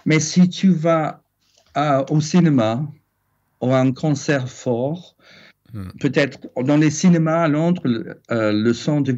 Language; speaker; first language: French; non-native, fluent; English